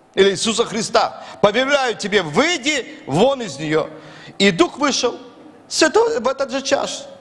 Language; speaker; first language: Russian; native; Russian